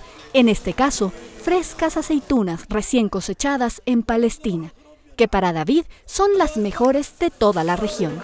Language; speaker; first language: Spanish; native; Spanish